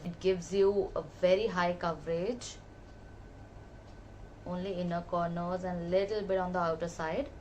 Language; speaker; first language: English; non-native, local second language; Hindi